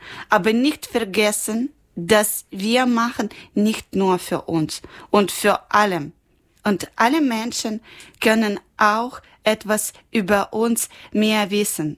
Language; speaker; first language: German; non-native, learner; Ukrainian